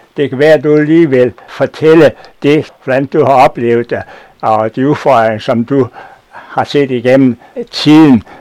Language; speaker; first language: Danish; native; Danish